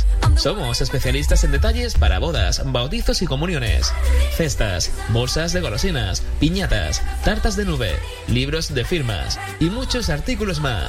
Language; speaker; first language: Spanish; native; Spanish